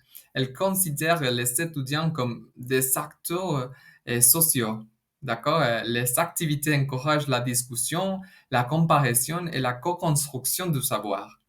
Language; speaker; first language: French; non-native, fluent; Spanish